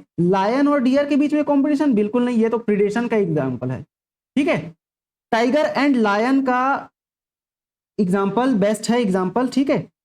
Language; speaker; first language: Hindi; native; Hindi